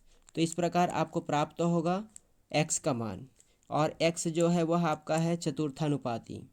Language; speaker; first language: Hindi; native; Hindi